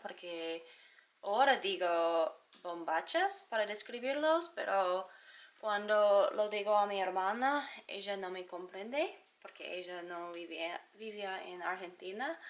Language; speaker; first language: Spanish; non-native, learner; English